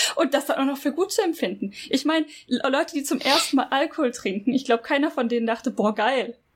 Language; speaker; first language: German; native; German